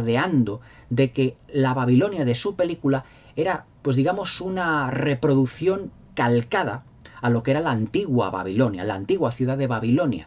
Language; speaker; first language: Spanish; native; Spanish